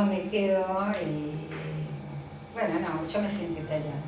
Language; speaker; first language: Spanish; early bilingual, other home language; Italian